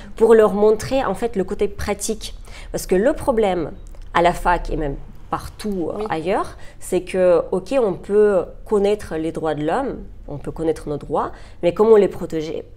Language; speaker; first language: French; non-native, fluent; Russian